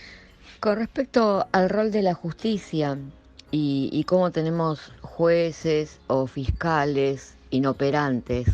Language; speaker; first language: Spanish; native; Spanish